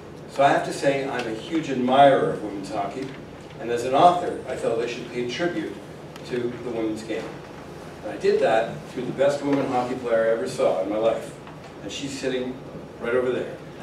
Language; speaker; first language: English; native; English